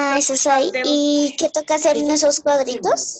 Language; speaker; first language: Spanish; native; Spanish